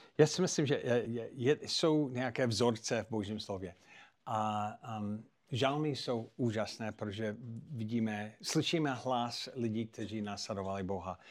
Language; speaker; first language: Czech; non-native, fluent; English